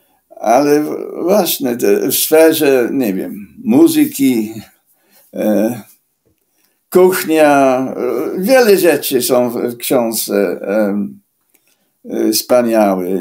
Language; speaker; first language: Polish; non-native, fluent; English